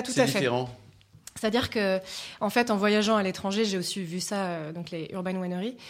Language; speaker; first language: French; native; French